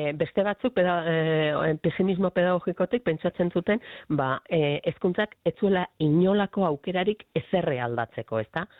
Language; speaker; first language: Basque; native; Basque